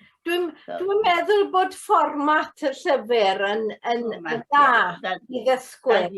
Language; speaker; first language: Welsh; non-native, fluent; English